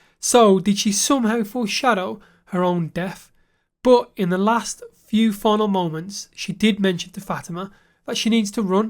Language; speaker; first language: English; native; English